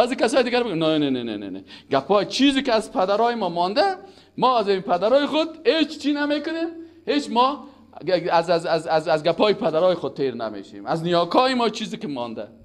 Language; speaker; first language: Persian; native; Persian